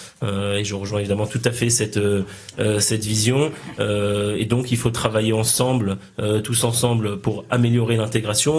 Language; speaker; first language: French; native; French